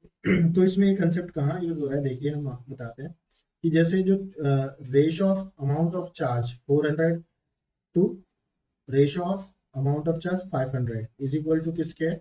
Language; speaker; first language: Hindi; native; Hindi